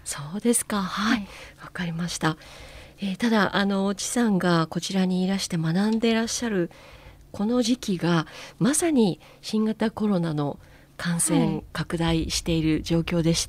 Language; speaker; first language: Japanese; native; Japanese